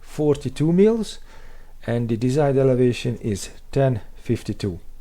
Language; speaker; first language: English; non-native, fluent; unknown